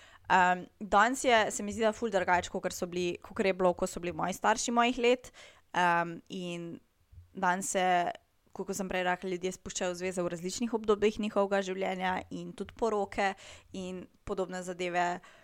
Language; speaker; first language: Slovenian; native; Slovenian